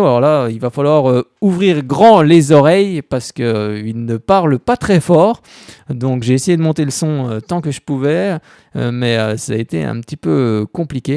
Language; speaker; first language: French; native; French